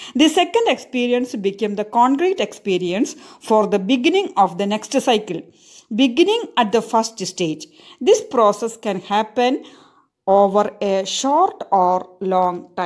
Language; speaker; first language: English; non-native, local second language; Malayalam